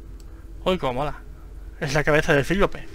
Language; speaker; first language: Spanish; native; Spanish